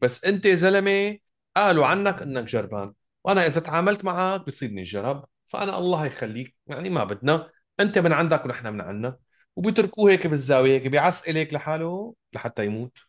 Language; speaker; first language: Arabic; native; Arabic